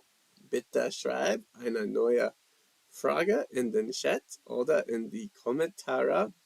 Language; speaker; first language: German; non-native, learner; English